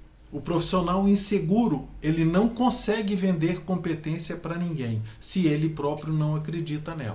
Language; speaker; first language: Portuguese; native; Portuguese